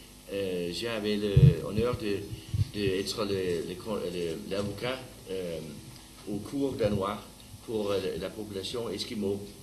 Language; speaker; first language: French; non-native, learner; Danish